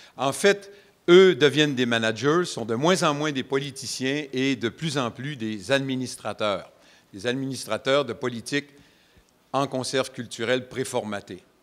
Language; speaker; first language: French; native; French